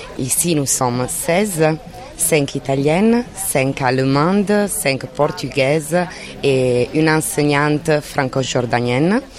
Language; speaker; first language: French; non-native, fluent; Italian